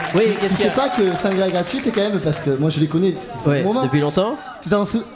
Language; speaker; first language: French; native; French